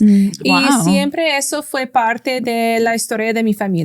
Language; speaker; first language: Spanish; non-native, fluent; English